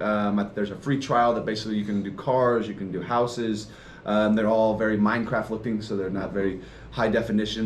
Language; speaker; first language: English; native; English